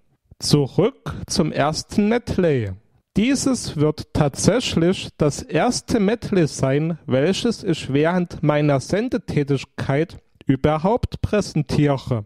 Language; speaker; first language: German; native; German